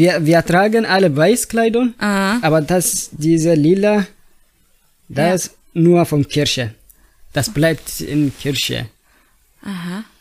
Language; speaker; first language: German; non-native, learner; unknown